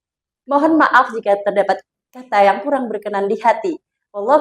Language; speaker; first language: Indonesian; non-native, local second language; Javanese